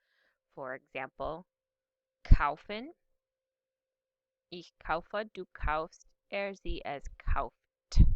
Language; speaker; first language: German; non-native, fluent; English